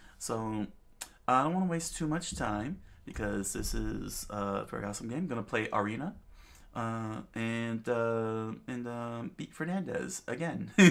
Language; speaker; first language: English; native; English